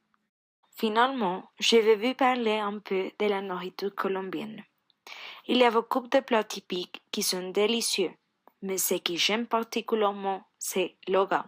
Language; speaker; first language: French; non-native, learner; Spanish